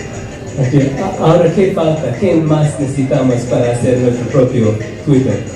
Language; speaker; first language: Spanish; non-native, fluent; English